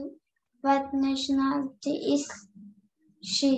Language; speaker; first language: English; non-native, learner; Turkish